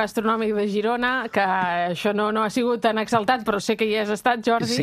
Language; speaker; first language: Catalan; native; Catalan